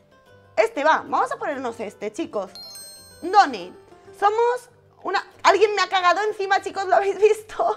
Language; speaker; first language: Spanish; native; Spanish